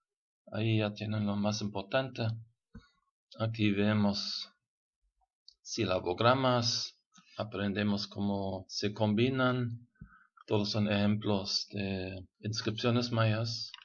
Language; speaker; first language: Spanish; non-native, fluent; German